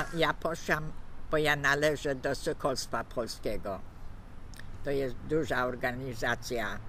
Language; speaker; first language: Polish; early bilingual, heritage; Polish